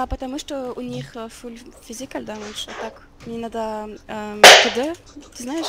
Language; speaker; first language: Russian; non-native, learner; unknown